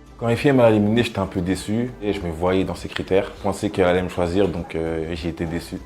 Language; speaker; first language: French; native; French